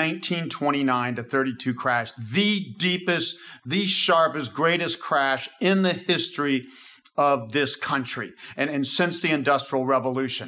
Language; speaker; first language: English; native; English